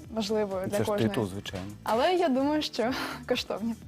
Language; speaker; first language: Ukrainian; native; Ukrainian